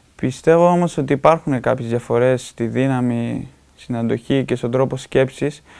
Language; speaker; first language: Greek; native; Greek